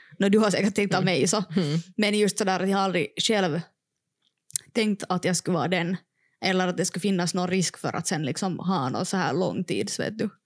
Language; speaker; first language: Swedish; non-native, local second language; Finnish